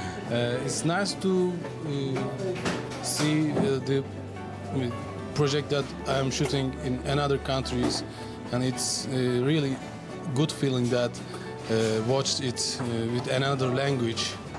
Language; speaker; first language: English; non-native, learner; Turkish